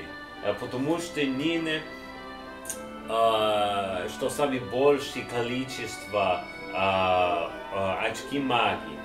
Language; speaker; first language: Russian; non-native, learner; English